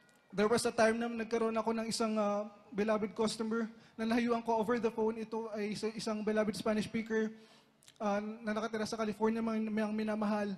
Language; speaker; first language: Filipino; native; Filipino